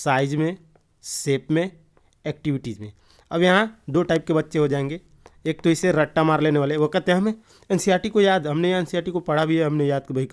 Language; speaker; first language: Hindi; native; Hindi